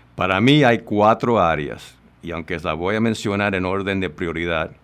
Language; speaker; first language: Spanish; native; Spanish